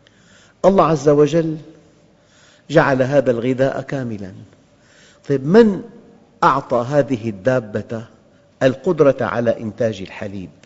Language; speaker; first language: Arabic; native; Arabic